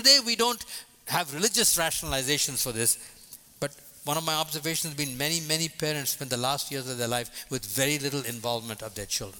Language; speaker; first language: English; non-native, local second language; Tamil